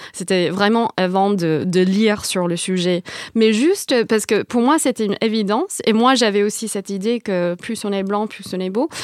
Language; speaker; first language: French; non-native, fluent; English